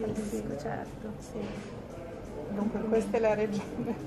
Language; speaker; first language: Italian; non-native, fluent; Albanian